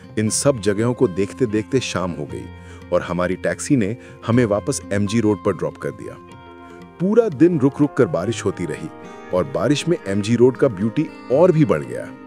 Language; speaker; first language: Hindi; non-native, fluent; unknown